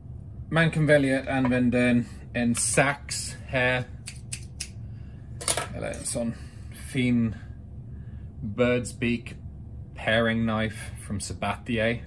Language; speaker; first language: Swedish; non-native, fluent; English